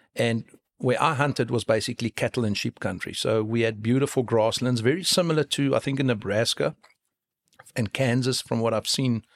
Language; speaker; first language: English; non-native, local second language; Afrikaans